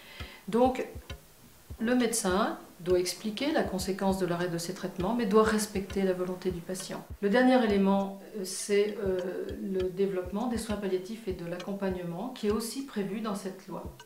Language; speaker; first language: French; native; French